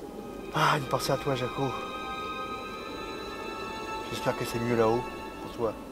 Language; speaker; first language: French; native; French